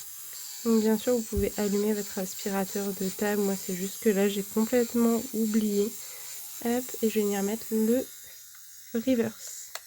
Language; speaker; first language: French; native; French